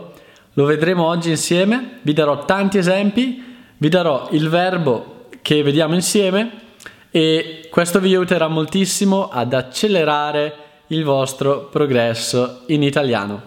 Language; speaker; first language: Italian; native; Italian